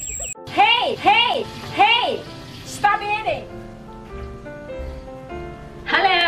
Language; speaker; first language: English; non-native, learner; Thai